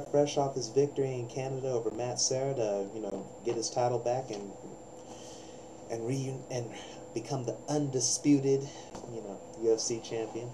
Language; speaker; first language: English; native; English